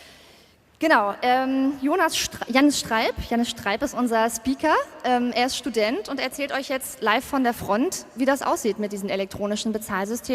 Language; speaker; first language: German; native; German